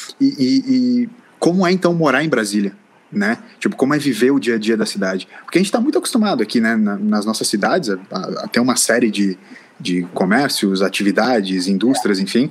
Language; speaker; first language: Portuguese; native; Portuguese